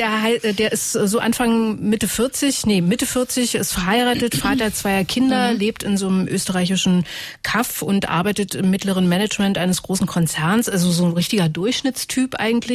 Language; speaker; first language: German; native; German